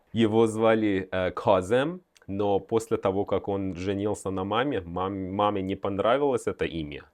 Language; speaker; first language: Russian; non-native, fluent; Persian